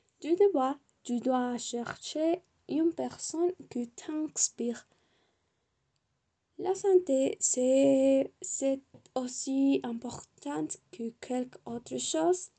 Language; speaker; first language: French; non-native, learner; Spanish